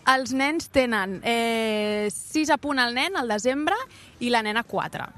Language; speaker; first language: Catalan; non-native, local second language; Spanish